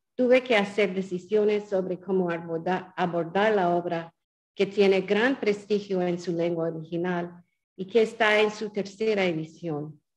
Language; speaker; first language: Spanish; non-native, fluent; English